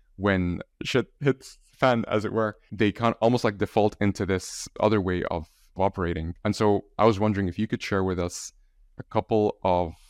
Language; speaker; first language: English; non-native, fluent; Arabic